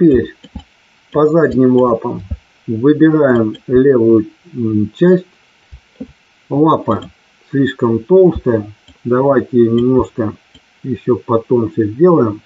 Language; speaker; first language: Russian; native; Russian